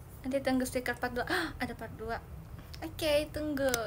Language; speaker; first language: Indonesian; early bilingual, heritage; Indonesian